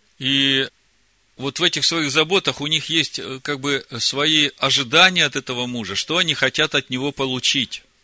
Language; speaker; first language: Russian; native; Russian